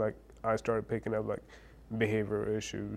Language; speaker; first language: English; early bilingual, other home language; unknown